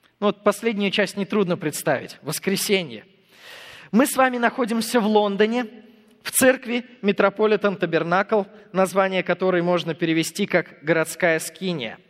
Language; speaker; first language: Russian; non-native, fluent; English